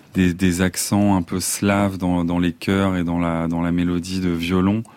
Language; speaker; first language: French; native; French